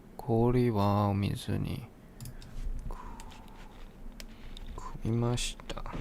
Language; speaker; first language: Japanese; non-native, learner; English